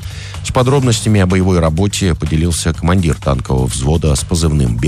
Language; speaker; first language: Russian; native; Russian